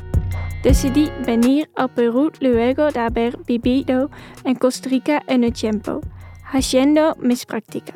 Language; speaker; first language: Spanish; non-native, fluent; Dutch